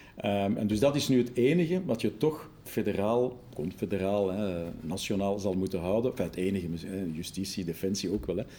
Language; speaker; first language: Dutch; native; Dutch